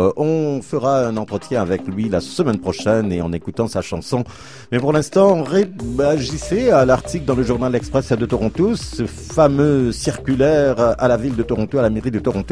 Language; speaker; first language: French; native; French